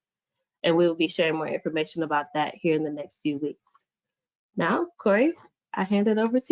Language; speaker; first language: English; native; English